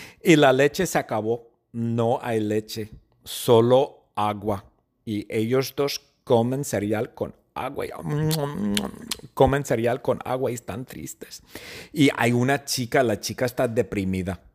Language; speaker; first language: Spanish; non-native, fluent; English